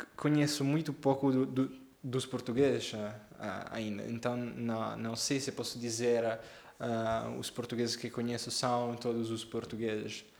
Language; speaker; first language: Portuguese; non-native, learner; Italian